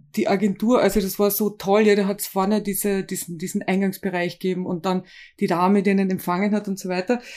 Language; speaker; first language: German; native; German